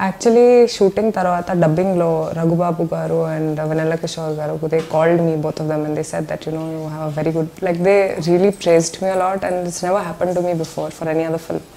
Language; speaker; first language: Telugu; non-native, learner; Hindi